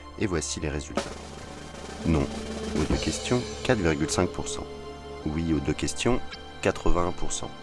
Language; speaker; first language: French; native; French